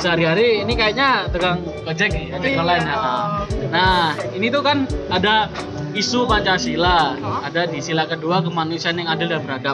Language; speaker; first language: Indonesian; native; Indonesian